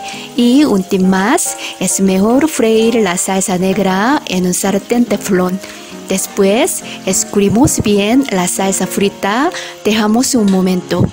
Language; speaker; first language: Spanish; non-native, fluent; Korean